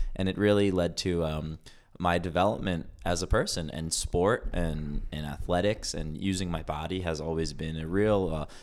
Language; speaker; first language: English; early bilingual, other home language; Greek